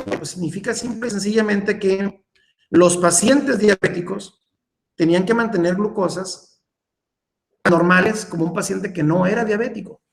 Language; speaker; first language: Spanish; native; Spanish